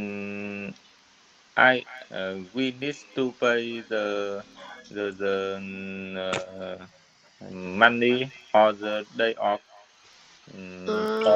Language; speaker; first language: English; non-native, learner; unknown